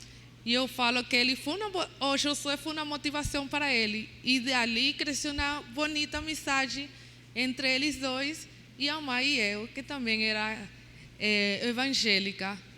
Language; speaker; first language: Portuguese; non-native, learner; Spanish